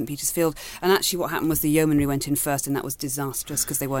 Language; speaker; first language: English; native; English